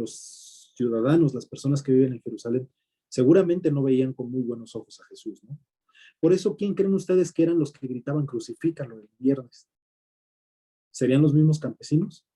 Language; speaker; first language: Spanish; native; Spanish